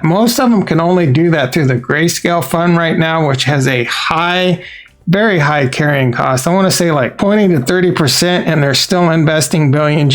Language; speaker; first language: English; native; English